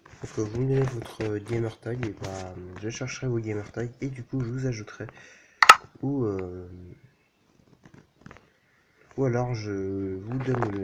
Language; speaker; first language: French; native; French